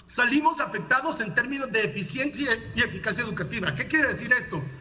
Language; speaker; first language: Spanish; native; Spanish